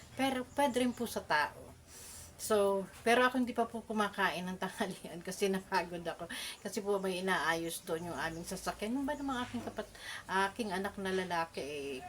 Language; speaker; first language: Filipino; native; Filipino